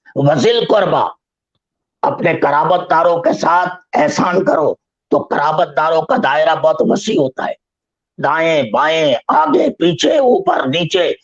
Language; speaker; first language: Urdu; native; Urdu